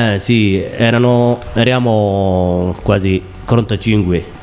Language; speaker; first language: Italian; non-native, learner; Somali